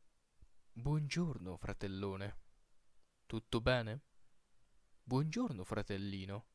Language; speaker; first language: Italian; non-native, fluent; Filipino